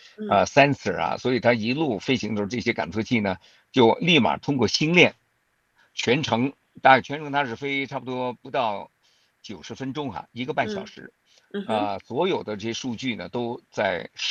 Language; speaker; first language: Chinese; native; Chinese